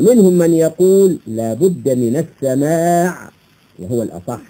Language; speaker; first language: Arabic; native; Arabic